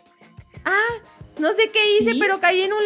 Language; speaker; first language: Spanish; native; Spanish